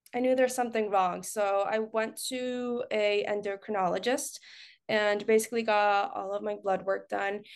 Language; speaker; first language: English; early bilingual, other home language; Spanish